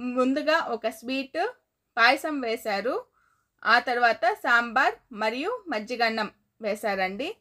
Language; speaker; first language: Telugu; non-native, local second language; Kannada